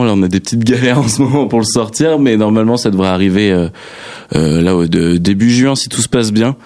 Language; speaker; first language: French; native; French